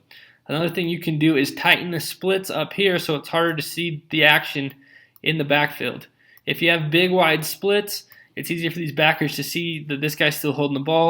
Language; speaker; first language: English; native; English